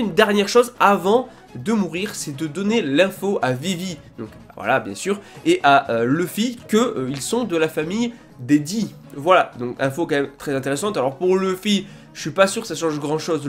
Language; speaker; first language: French; native; French